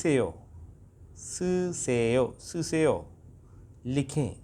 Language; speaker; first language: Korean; non-native, fluent; Urdu